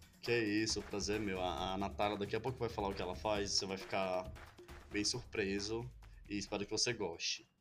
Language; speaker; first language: Portuguese; native; Portuguese